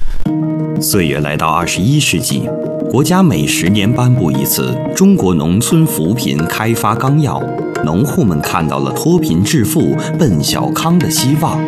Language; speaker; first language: Chinese; native; Chinese